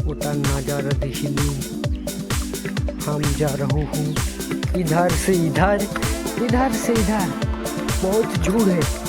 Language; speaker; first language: Hindi; non-native, local second language; Bangla